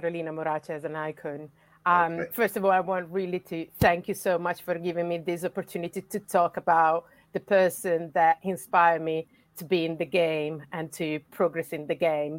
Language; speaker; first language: English; non-native, fluent; Italian